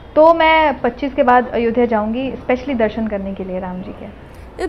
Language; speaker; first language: Hindi; native; Hindi